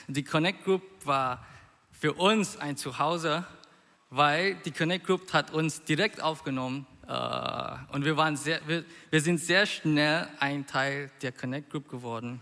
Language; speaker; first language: German; non-native, fluent; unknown